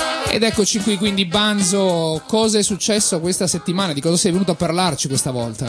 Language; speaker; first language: Italian; native; Italian